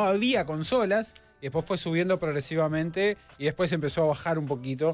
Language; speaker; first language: Spanish; native; Spanish